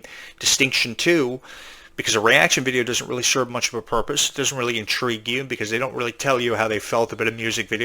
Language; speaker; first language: English; native; English